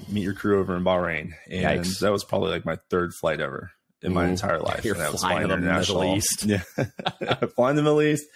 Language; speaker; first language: English; native; English